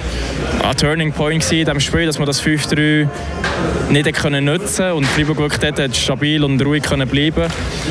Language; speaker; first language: German; native; German